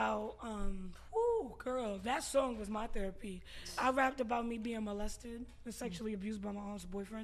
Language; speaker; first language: English; native; English